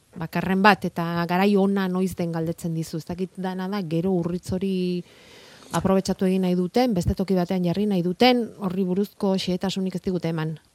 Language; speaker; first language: Basque; native; Basque